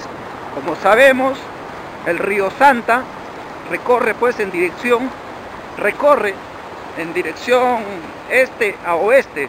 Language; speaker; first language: Spanish; native; Spanish